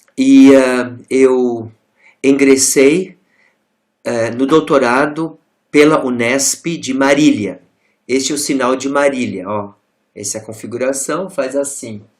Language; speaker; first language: Portuguese; non-native, local second language; German